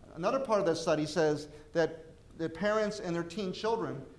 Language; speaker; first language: English; native; English